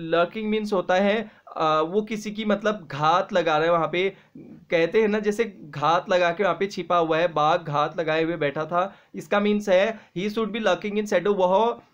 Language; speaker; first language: Hindi; native; Hindi